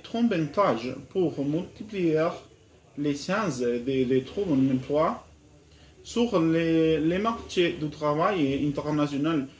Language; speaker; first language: French; non-native, learner; Spanish